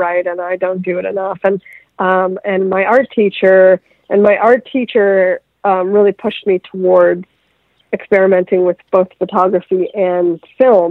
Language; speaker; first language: English; native; English